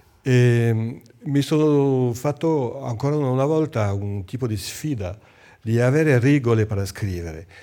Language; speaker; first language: Italian; non-native, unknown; French